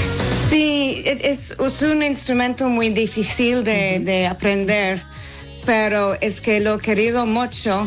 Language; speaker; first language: Spanish; non-native, learner; English